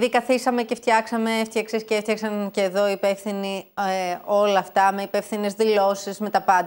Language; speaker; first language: Greek; native; Greek